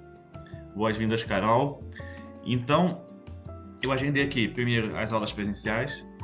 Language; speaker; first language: Portuguese; native; Portuguese